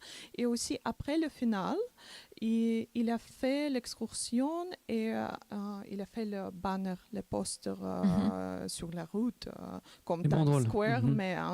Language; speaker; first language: French; non-native, learner; Macedonian